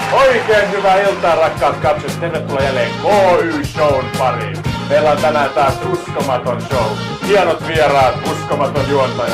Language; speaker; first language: Finnish; native; Finnish